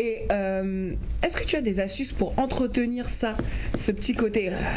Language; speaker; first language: French; native; French